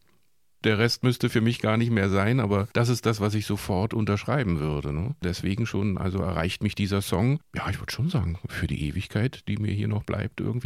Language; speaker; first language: German; native; German